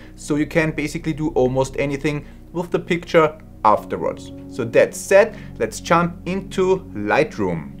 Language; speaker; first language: English; non-native, fluent; German